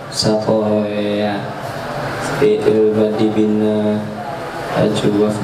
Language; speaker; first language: Arabic; non-native, learner; Indonesian